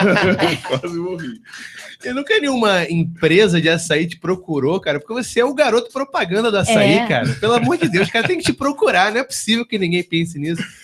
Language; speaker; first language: Portuguese; native; Portuguese